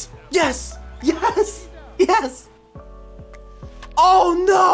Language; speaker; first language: English; native; English